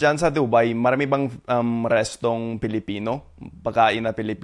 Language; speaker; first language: Filipino; non-native, fluent; English